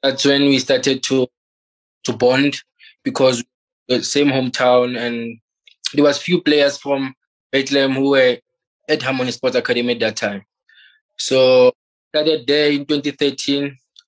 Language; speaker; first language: English; non-native, local second language; Southern Sotho